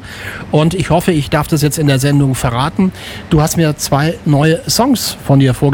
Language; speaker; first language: German; native; German